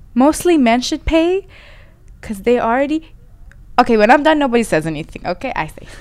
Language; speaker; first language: English; non-native, fluent; Persian